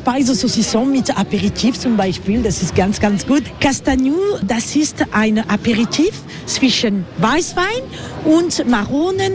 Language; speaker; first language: German; non-native, fluent; French